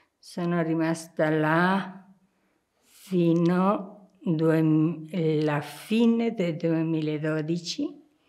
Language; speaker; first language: Italian; non-native, fluent; Spanish